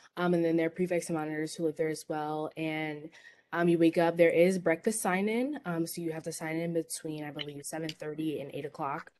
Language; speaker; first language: English; native; English